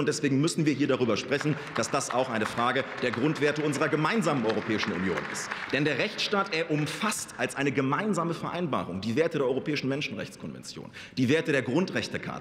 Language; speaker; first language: German; native; German